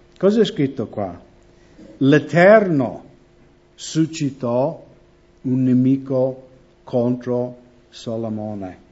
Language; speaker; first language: Italian; non-native, fluent; English